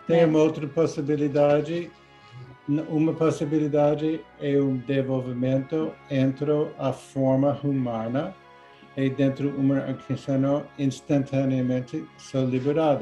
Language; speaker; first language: Portuguese; non-native, learner; English